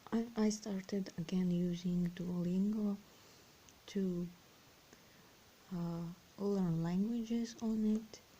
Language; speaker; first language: English; non-native, fluent; Serbian